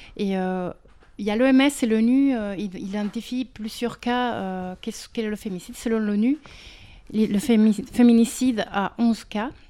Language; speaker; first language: French; non-native, fluent; Spanish